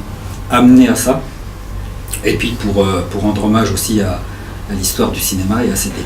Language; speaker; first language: French; native; French